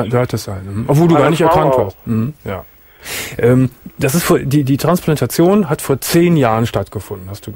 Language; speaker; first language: German; native; German